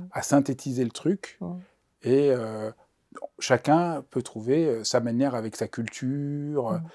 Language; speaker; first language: French; native; French